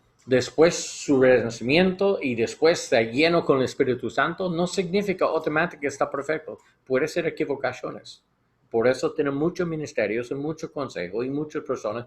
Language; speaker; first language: Spanish; non-native, learner; English